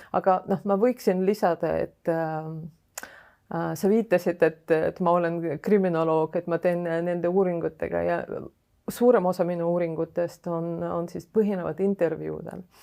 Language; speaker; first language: Estonian; non-native, local second language; Russian